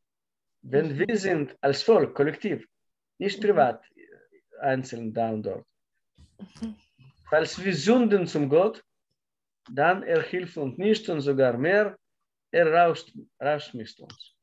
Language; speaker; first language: German; non-native, learner; Russian